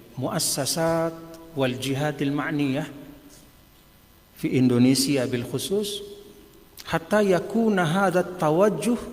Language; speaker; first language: Arabic; non-native, fluent; Indonesian